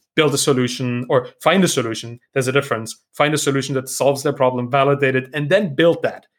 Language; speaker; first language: English; non-native, fluent; German